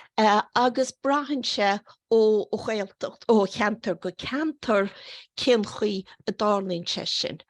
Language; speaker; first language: Irish; native; Irish